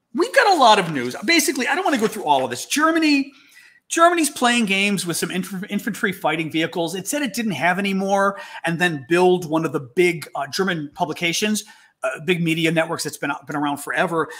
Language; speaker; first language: English; native; English